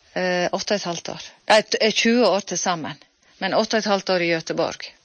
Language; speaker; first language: Norwegian; native; Norwegian